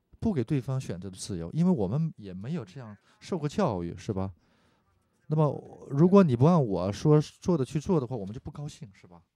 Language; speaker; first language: Chinese; non-native, fluent; Korean